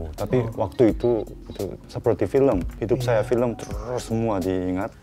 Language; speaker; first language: Indonesian; non-native, learner; Korean